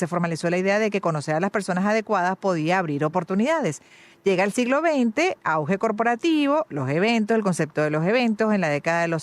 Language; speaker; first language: Spanish; native; Spanish